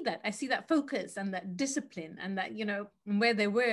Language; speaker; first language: English; native; English